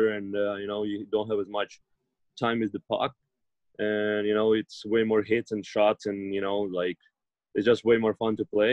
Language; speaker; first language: English; non-native, fluent; Russian